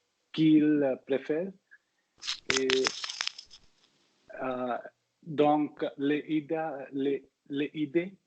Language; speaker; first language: French; non-native, learner; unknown